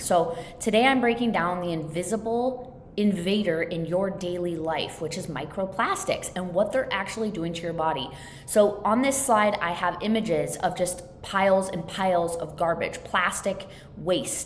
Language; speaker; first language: English; native; English